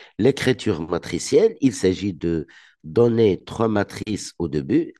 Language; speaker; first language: French; non-native, local second language; Arabic